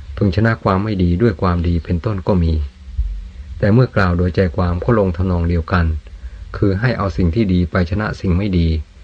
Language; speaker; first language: Thai; native; Thai